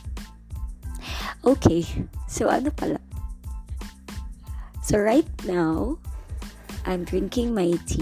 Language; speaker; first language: English; non-native, local second language; Filipino